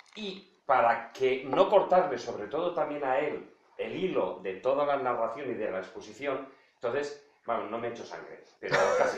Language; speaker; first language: Spanish; native; Spanish